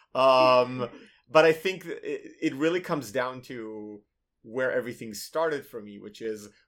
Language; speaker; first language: English; non-native, fluent; Hebrew